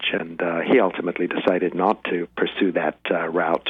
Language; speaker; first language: English; native; English